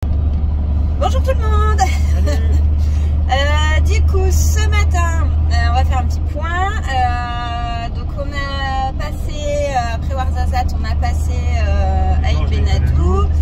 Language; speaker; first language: French; native; French